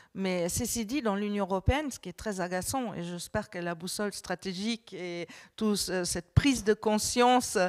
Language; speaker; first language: French; non-native, fluent; German